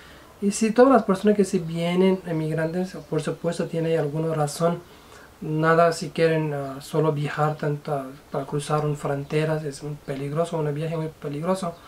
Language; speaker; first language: Spanish; non-native, fluent; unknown